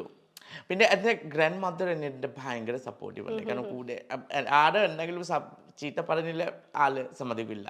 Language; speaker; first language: Malayalam; non-native, learner; Assamese